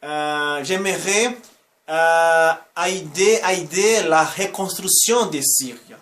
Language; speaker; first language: French; non-native, fluent; Portuguese